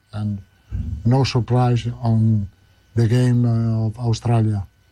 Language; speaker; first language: English; non-native, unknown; Italian